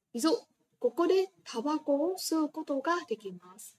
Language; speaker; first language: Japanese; non-native, fluent; Vietnamese